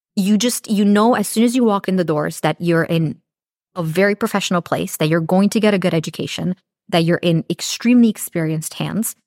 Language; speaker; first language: English; early bilingual, other home language; Romanian